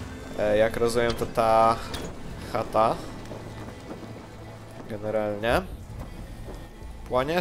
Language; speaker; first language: Polish; native; Polish